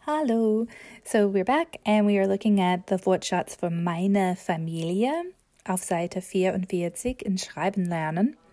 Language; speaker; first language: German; non-native, fluent; English